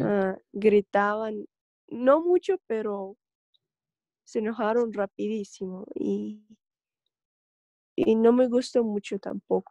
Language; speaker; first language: Spanish; non-native, learner; Russian